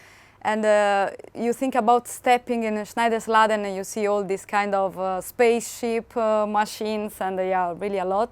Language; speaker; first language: English; non-native, fluent; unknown